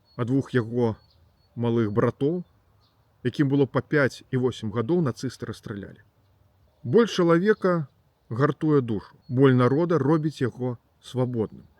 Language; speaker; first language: Belarusian; native; Belarusian